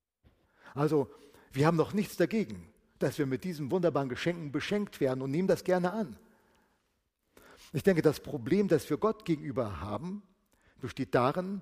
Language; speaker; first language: German; native; German